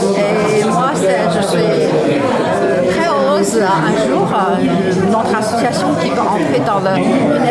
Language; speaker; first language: French; non-native, learner; Chinese